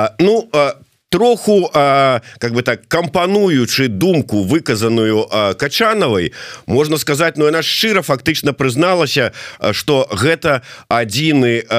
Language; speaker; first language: Belarusian; non-native, local second language; Russian